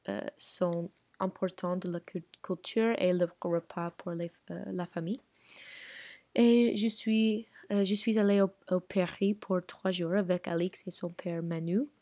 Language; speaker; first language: French; non-native, learner; English